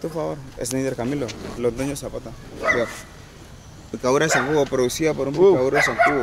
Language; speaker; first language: Spanish; native; Spanish